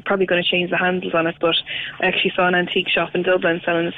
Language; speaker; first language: English; native; English